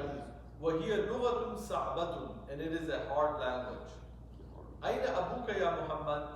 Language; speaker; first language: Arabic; non-native, fluent; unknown